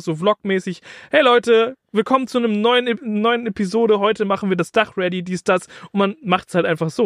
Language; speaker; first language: German; native; German